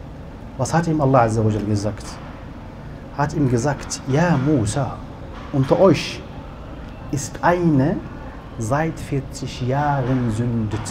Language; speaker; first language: German; non-native, learner; Arabic